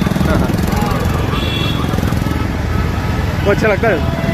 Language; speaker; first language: Hindi; non-native, local second language; Odia